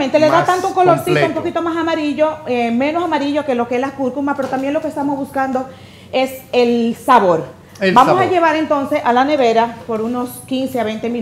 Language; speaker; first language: Spanish; native; Spanish